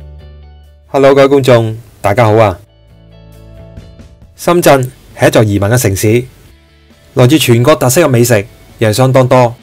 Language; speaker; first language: Chinese; non-native, local second language; Cantonese